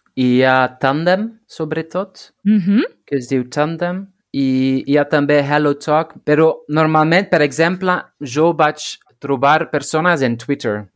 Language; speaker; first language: Catalan; non-native, learner; Dutch